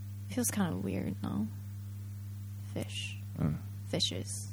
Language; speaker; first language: English; early bilingual, other home language; Japanese